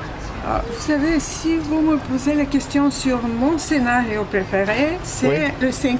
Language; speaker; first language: French; non-native, fluent; Bulgarian